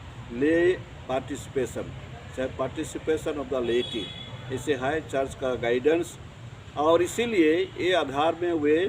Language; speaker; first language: Hindi; non-native, local second language; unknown